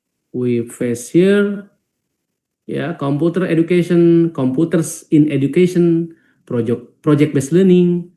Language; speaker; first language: English; non-native, fluent; Indonesian